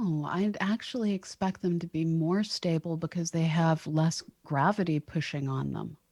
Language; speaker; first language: English; native; English